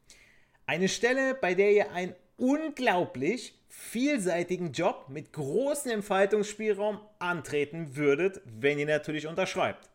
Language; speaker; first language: German; native; German